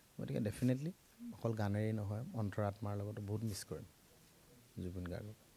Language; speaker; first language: Assamese; native; Assamese